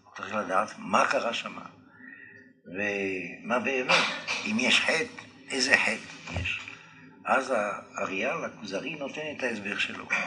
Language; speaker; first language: Hebrew; non-native, fluent; French